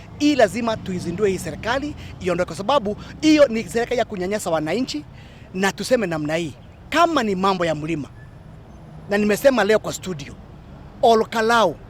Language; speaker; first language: Swahili; non-native, local second language; Kikuyu